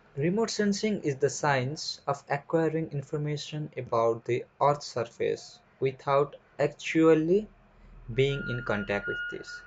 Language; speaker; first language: English; non-native, local second language; Nepali